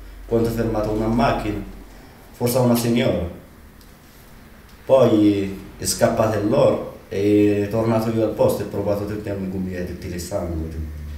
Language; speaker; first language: Italian; non-native, learner; Arabic